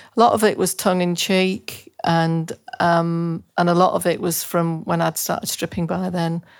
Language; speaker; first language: English; native; English